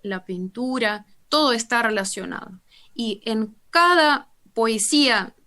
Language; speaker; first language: Spanish; non-native, fluent; Russian